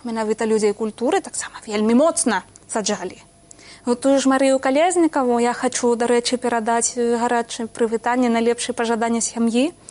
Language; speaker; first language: Belarusian; non-native, fluent; Spanish